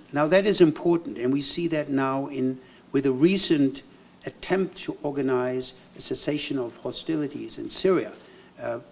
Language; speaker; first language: English; non-native, fluent; German